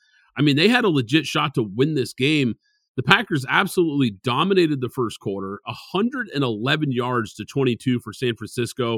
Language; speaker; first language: English; native; English